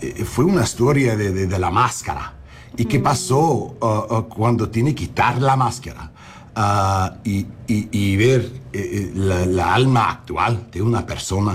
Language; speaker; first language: Spanish; early bilingual, heritage; English